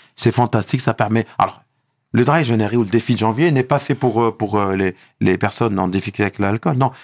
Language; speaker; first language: French; non-native, local second language; Arabic